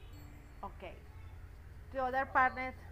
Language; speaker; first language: English; non-native, learner; Spanish